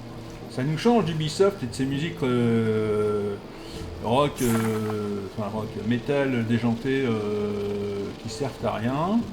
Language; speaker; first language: French; native; French